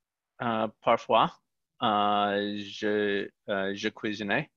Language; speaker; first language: French; non-native, learner; English